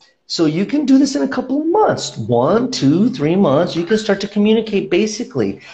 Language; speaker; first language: English; native; English